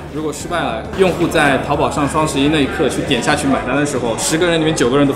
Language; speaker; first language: Chinese; native; Chinese